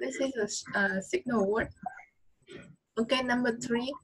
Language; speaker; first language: English; non-native, learner; Vietnamese